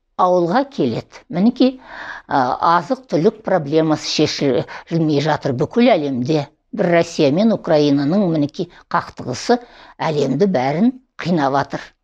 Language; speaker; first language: Kazakh; native; Kazakh